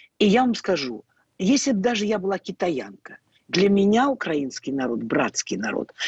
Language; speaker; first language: Russian; non-native, local second language; Ukrainian